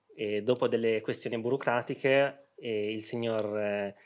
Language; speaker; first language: Italian; early bilingual, other home language; Arabic